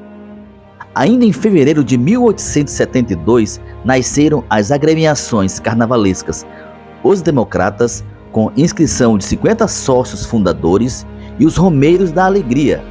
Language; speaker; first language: Portuguese; native; Portuguese